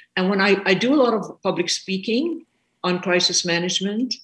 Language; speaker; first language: English; native; English